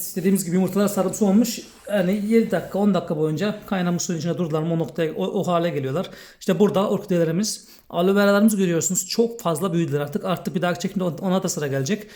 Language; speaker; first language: Turkish; native; Turkish